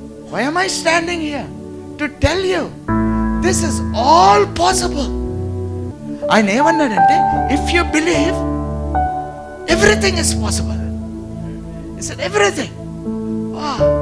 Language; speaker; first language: English; non-native, local second language; Telugu